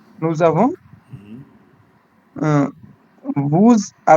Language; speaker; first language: French; non-native, learner; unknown